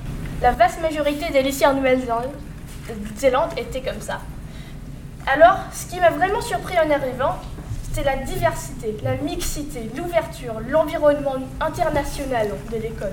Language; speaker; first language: French; early bilingual, other home language; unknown